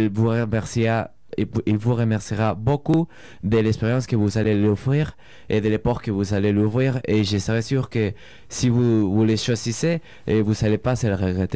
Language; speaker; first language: French; non-native, fluent; Spanish